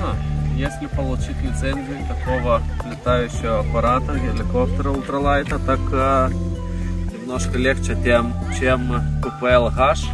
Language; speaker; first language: Russian; non-native, fluent; Lithuanian